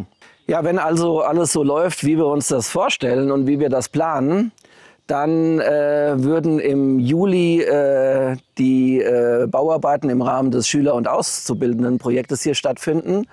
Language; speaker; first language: German; native; German